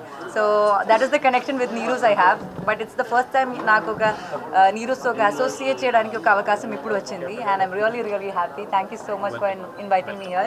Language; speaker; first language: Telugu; non-native, local second language; Malayalam